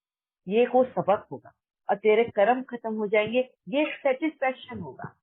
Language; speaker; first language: Hindi; native; Hindi